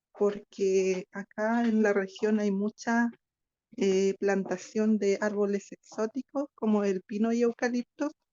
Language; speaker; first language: Spanish; non-native, local second language; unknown